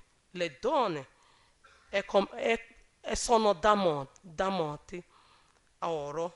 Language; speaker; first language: Italian; non-native, learner; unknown